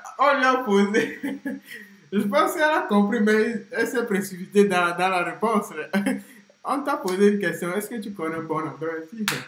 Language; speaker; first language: French; native; French